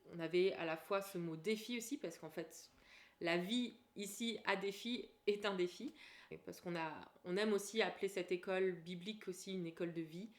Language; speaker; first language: French; native; French